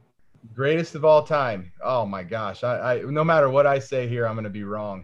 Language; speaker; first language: English; native; English